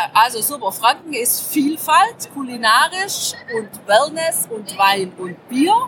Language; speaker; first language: German; native; German